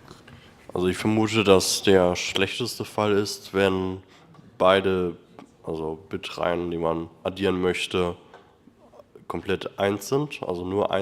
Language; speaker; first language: German; native; German